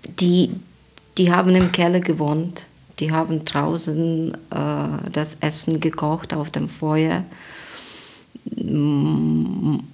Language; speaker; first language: German; non-native, learner; Ukrainian